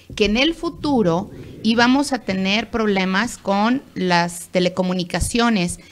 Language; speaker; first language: Spanish; native; Spanish